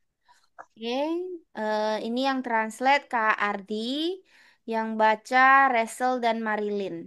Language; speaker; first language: Indonesian; native; Indonesian